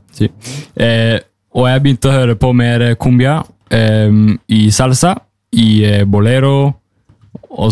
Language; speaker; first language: Norwegian; non-native, learner; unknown